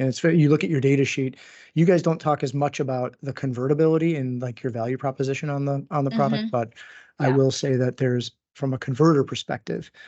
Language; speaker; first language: English; native; English